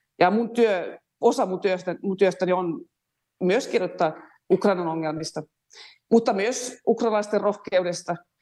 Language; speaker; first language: Finnish; non-native, local second language; Swedish